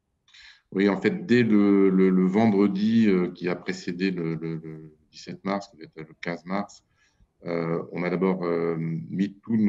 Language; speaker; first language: French; native; French